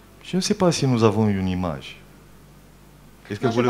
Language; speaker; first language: French; non-native, fluent; Romanian